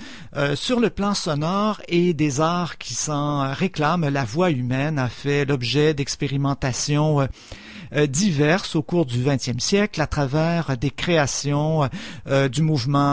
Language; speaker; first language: French; native; French